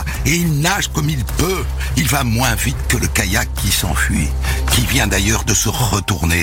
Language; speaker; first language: French; native; French